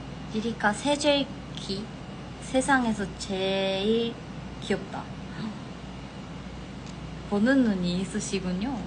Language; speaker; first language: Korean; non-native, fluent; Japanese